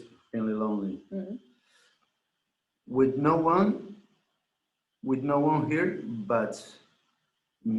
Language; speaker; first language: English; non-native, learner; Spanish